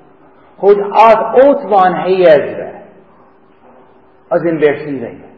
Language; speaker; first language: Hungarian; non-native, learner; English